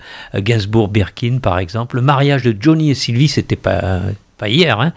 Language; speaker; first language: French; native; French